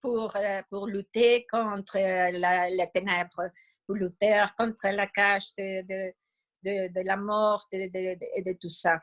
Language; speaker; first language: French; non-native, fluent; Spanish